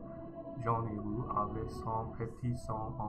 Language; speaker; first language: French; non-native, learner; Chinese